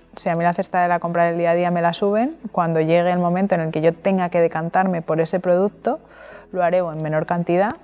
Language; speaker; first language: Spanish; native; Spanish